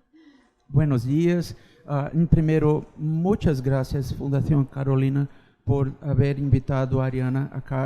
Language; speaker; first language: Spanish; non-native, fluent; Portuguese